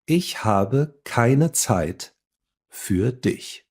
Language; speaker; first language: German; non-native, fluent; English